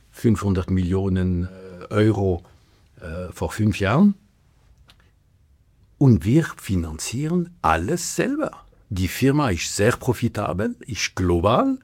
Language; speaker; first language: German; non-native, local second language; French